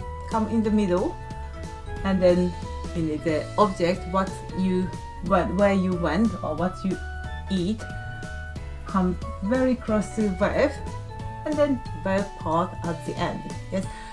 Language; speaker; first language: English; non-native, fluent; Japanese